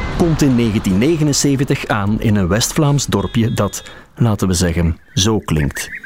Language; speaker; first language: Dutch; native; Dutch